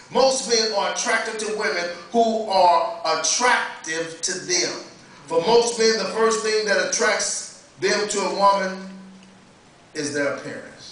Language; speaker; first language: English; native; English